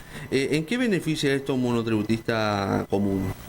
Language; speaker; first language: Spanish; native; Spanish